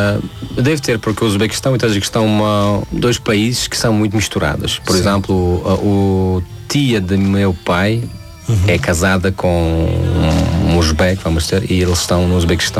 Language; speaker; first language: Portuguese; non-native, fluent; Tajik